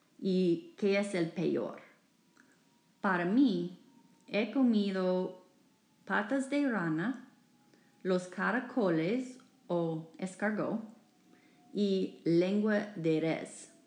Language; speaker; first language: Spanish; non-native, fluent; English